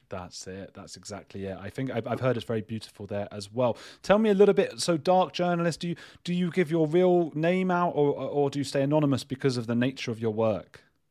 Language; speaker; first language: English; native; English